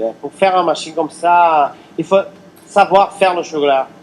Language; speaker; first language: French; non-native, fluent; Italian